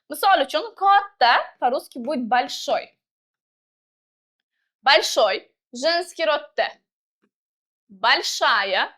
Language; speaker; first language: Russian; non-native, local second language; Uzbek